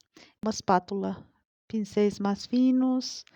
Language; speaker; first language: Portuguese; non-native, learner; Spanish